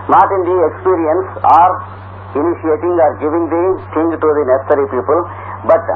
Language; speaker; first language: English; non-native, local second language; Telugu